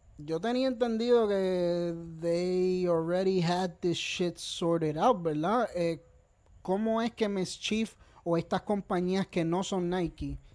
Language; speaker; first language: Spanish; native; Spanish